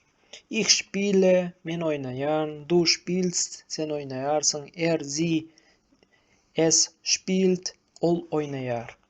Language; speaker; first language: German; non-native, fluent; Turkmen